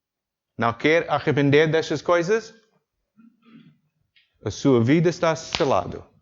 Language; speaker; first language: Portuguese; non-native, learner; English